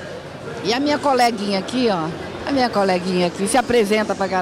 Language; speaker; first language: Portuguese; native; Portuguese